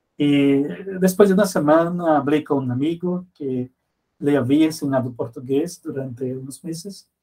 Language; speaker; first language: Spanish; non-native, fluent; Portuguese